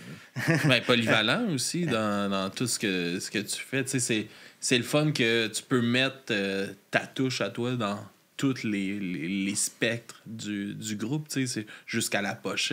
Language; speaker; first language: French; native; French